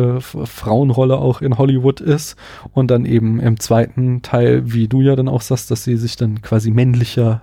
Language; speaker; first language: German; native; German